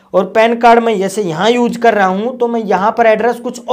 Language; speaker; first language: Hindi; native; Hindi